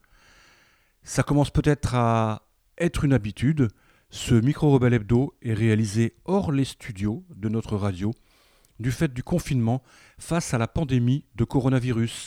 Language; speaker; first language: French; native; French